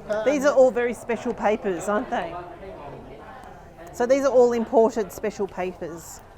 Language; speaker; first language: English; non-native, fluent; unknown